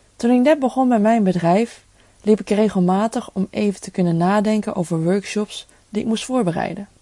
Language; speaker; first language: Dutch; early bilingual, other home language; Cantonese